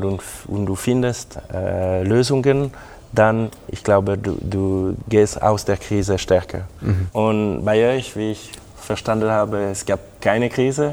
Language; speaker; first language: German; non-native, local second language; French